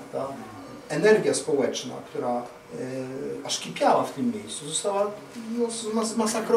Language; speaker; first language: Polish; native; Polish